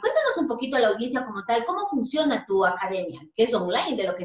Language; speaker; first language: Spanish; native; Spanish